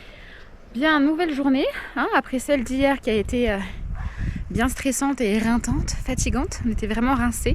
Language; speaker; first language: French; native; French